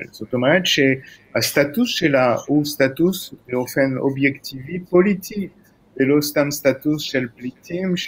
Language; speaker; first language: Hebrew; non-native, fluent; French